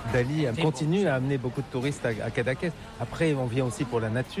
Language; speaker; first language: French; native; French